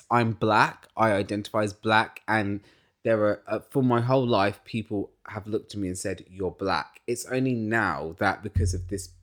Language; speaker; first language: English; native; English